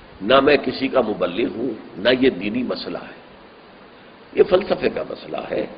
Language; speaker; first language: Urdu; native; Urdu